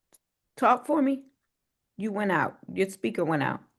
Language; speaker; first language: English; native; English